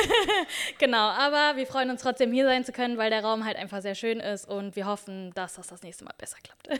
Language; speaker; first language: German; native; German